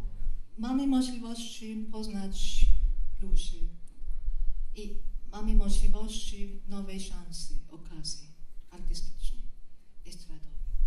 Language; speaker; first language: Polish; non-native, fluent; Japanese